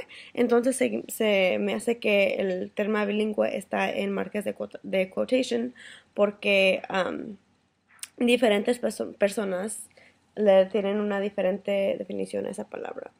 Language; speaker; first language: Spanish; early bilingual, heritage; Spanish